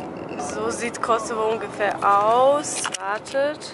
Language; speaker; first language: German; early bilingual, other home language; Albanian